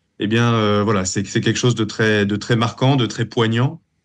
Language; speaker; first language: French; native; French